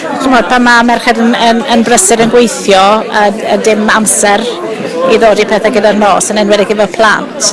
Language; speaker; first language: Welsh; native; Welsh